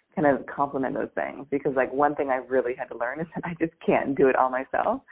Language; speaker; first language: English; native; English